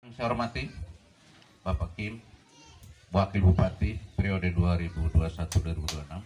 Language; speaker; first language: Indonesian; non-native, local second language; Tetum